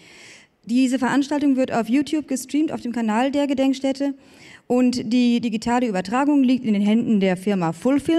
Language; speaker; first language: German; native; German